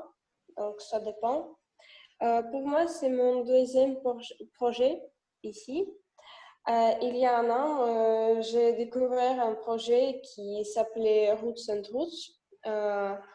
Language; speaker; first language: French; non-native, learner; Russian